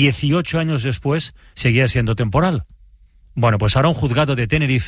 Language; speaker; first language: Spanish; native; Spanish